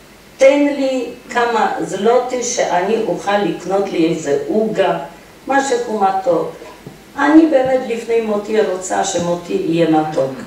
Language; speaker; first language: Hebrew; non-native, fluent; Polish